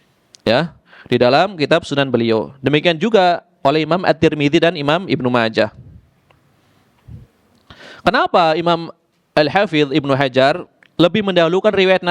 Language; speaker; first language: Indonesian; native; Indonesian